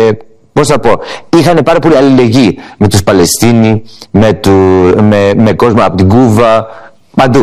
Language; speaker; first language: Greek; early bilingual, heritage; English